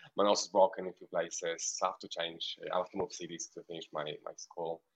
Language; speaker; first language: English; non-native, fluent; Polish